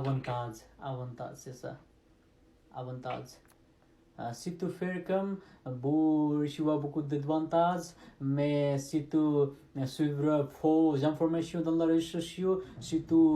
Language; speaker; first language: French; non-native, learner; Nepali